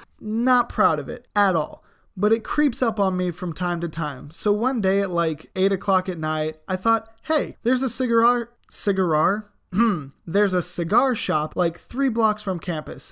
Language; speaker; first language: English; native; English